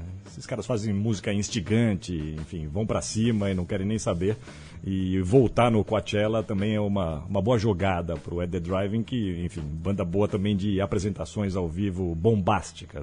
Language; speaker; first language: Portuguese; native; Portuguese